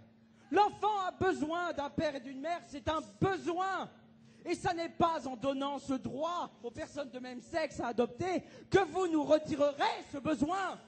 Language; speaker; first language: French; native; French